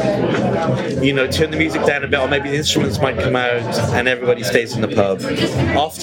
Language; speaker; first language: English; native; English